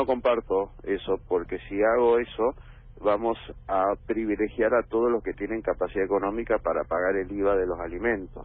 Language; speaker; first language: Spanish; native; Spanish